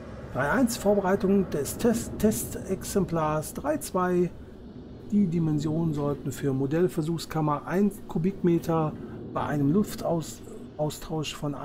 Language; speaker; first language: German; native; German